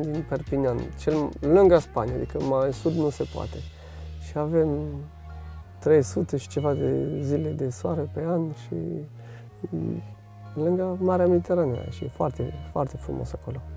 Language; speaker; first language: Romanian; non-native, fluent; French